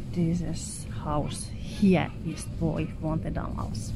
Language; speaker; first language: German; non-native, fluent; Finnish